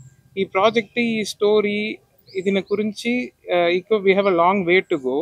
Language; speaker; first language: Telugu; non-native, local second language; Tamil